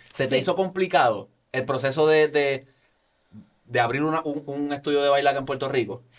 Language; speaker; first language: Spanish; native; Spanish